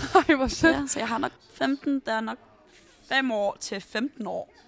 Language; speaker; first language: Danish; early bilingual, heritage; Danish